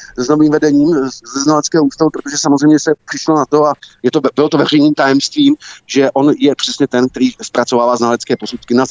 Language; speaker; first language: Czech; native; Czech